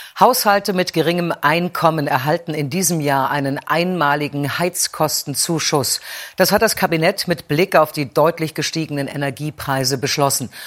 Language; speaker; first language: German; native; German